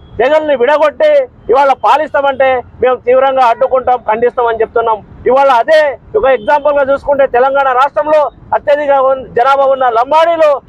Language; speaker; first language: Telugu; non-native, local second language; Lambadi